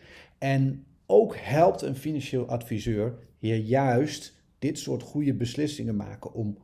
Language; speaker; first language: Dutch; native; Dutch